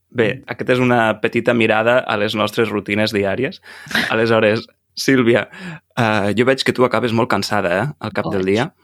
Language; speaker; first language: Catalan; native; Catalan